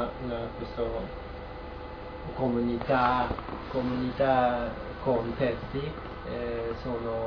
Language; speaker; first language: Italian; non-native, learner; Japanese